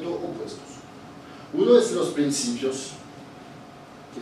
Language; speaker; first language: Spanish; non-native, fluent; Italian